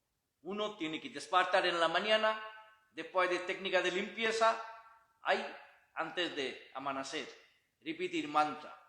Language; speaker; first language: Spanish; non-native, learner; Bangla